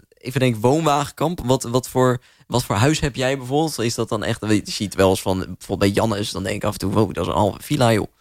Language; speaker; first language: Dutch; native; Dutch